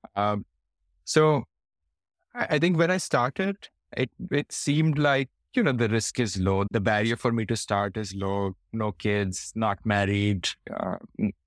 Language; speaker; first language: English; non-native, local second language; Hindi